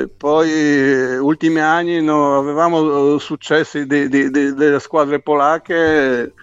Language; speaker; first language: Italian; non-native, learner; Polish